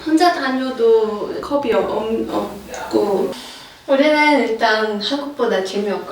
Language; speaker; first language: Korean; non-native, fluent; Arabic